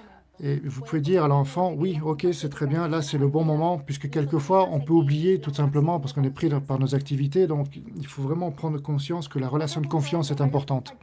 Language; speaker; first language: French; native; French